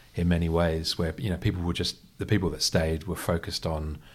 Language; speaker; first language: English; native; English